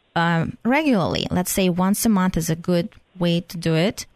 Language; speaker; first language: English; non-native, fluent; Russian